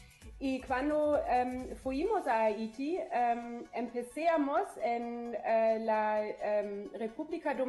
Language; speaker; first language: Spanish; non-native, learner; German